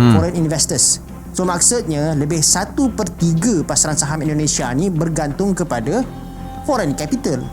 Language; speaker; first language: Malay; native; Malay